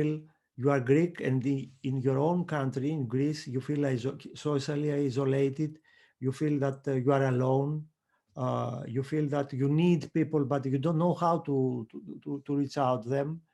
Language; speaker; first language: English; non-native, fluent; Greek